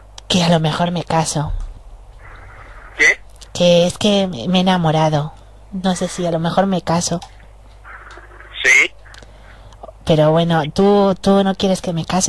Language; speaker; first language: Spanish; native; Spanish